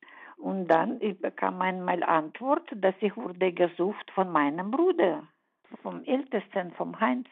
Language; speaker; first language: German; early bilingual, heritage; German